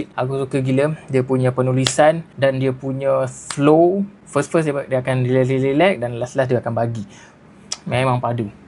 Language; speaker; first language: Malay; native; Malay